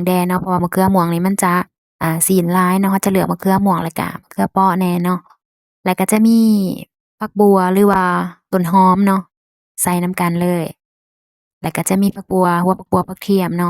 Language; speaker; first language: Thai; non-native, local second language; Lao